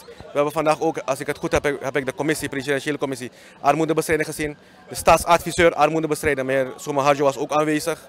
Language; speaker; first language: Dutch; native; Dutch